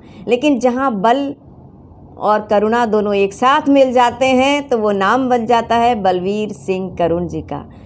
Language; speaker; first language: Hindi; native; Hindi